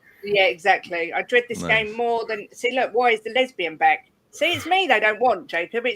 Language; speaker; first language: English; native; English